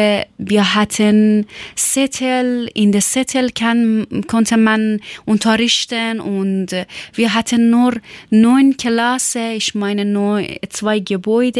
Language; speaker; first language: German; non-native, learner; Persian